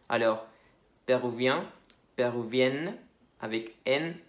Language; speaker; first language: French; non-native, fluent; Spanish